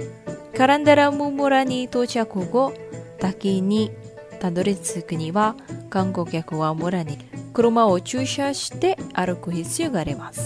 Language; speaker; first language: Japanese; non-native, fluent; Indonesian